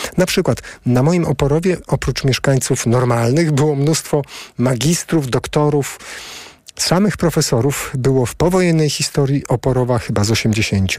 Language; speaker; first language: Polish; native; Polish